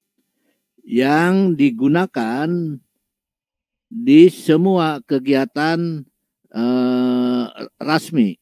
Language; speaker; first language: Indonesian; native; Indonesian